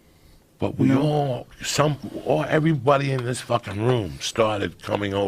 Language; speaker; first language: English; native; English